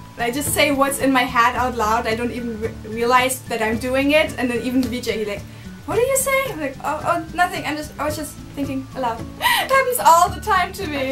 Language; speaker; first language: English; non-native, fluent; German